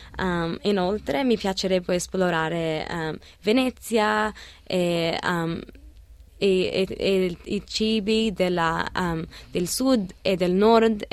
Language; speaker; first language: Italian; non-native, learner; Arabic